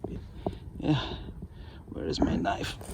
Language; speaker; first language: English; non-native, learner; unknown